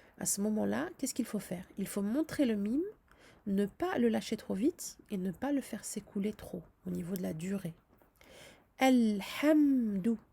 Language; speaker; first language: French; native; French